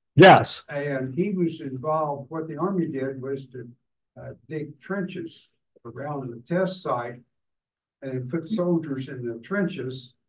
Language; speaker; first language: English; native; English